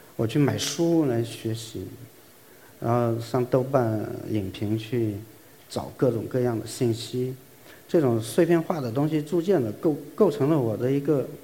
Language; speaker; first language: Chinese; native; Chinese